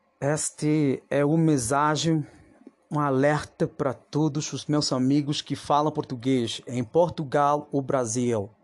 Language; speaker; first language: Portuguese; non-native, fluent; Spanish